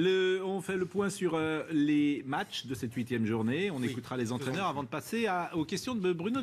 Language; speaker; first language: French; native; French